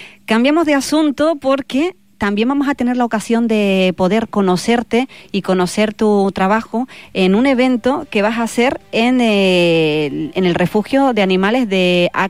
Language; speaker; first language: Spanish; native; Spanish